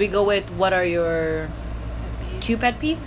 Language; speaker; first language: English; non-native, fluent; Portuguese